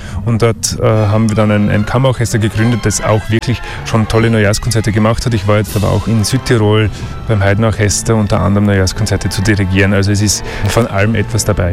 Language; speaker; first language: German; native; German